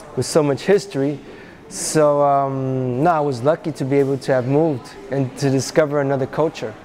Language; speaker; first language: English; native; English